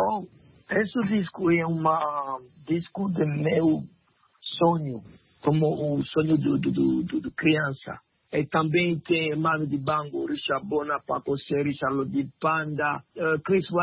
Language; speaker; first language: Portuguese; non-native, learner; French